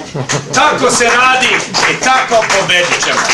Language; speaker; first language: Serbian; early bilingual, heritage; Serbian